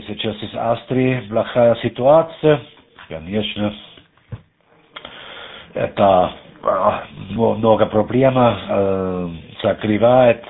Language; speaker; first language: Russian; non-native, learner; German